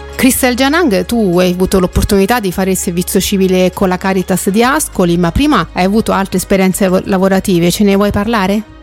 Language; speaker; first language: Italian; native; Italian